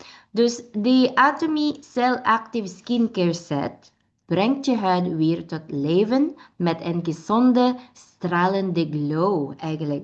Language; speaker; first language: Dutch; non-native, learner; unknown